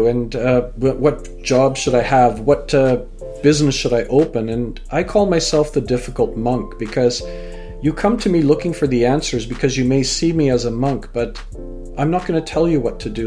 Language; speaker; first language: English; native; English